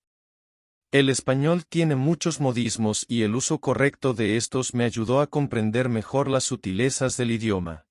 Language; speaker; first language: Spanish; non-native, fluent; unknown